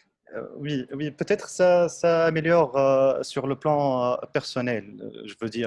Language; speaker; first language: French; non-native, local second language; Arabic